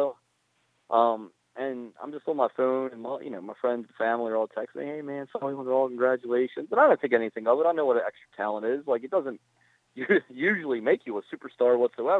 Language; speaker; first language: English; native; English